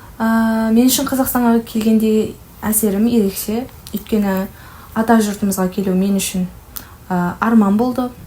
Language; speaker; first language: Kazakh; early bilingual, heritage; Kazakh